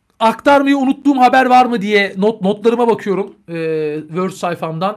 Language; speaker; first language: Turkish; native; Turkish